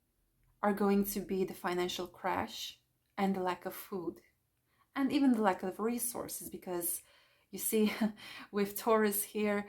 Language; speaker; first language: English; non-native, fluent; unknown